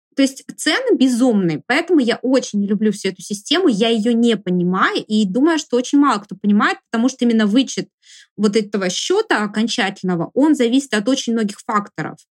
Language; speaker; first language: Russian; native; Russian